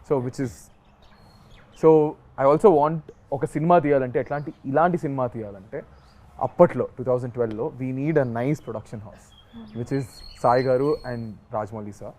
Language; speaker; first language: Telugu; native; Telugu